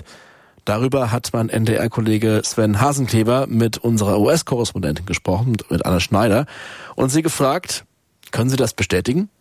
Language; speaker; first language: German; native; German